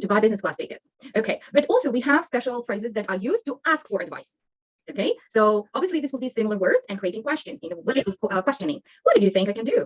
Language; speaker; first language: English; non-native, fluent; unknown